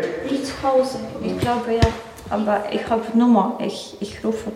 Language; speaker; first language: German; non-native, learner; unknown